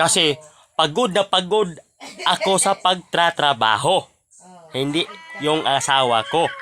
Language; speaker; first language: Filipino; non-native, local second language; Cebuano